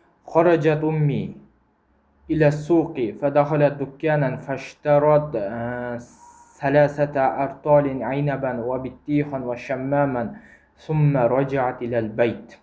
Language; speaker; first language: Arabic; non-native, fluent; Kyrgyz